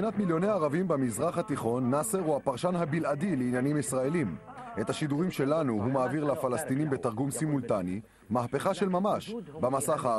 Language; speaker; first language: Hebrew; native; Hebrew